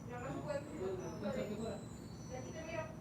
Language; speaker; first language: Spanish; early bilingual, heritage; Spanish